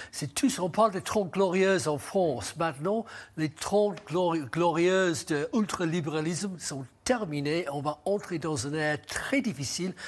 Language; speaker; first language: French; non-native, fluent; English